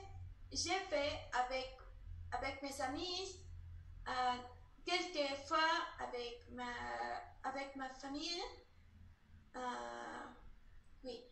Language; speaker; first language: French; non-native, learner; Spanish